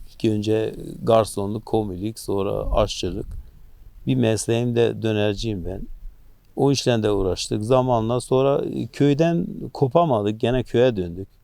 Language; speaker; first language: Turkish; native; Turkish